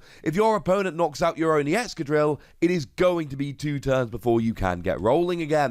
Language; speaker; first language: English; native; English